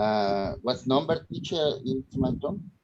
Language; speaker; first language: English; non-native, learner; Spanish